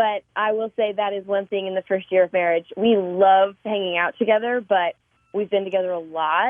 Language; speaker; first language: English; native; English